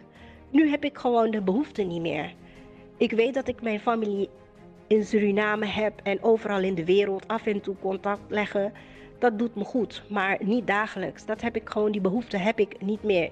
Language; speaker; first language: Dutch; native; Dutch